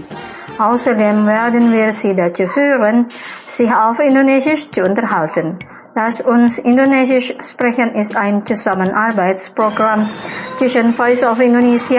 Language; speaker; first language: German; non-native, fluent; Indonesian